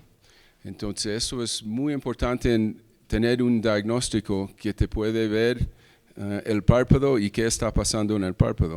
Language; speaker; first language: Spanish; early bilingual, heritage; English